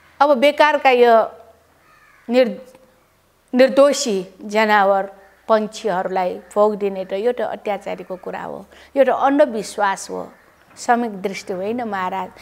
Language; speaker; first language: Nepali; non-native, local second language; Newari